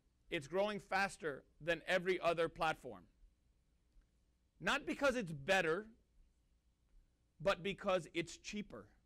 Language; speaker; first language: English; native; English